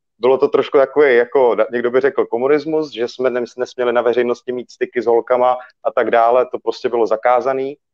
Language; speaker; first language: Czech; early bilingual, other home language; Russian